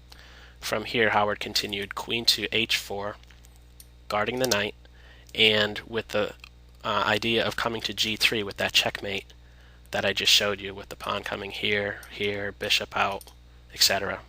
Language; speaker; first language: English; native; English